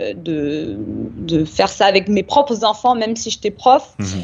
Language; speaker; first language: French; native; French